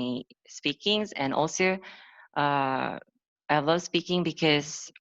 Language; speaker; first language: English; non-native, learner; Indonesian